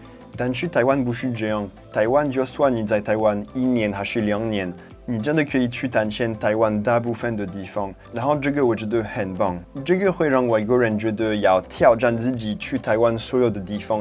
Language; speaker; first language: Chinese; non-native, fluent; French